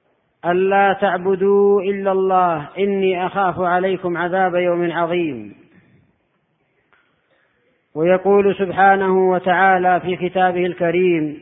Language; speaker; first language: Arabic; native; Arabic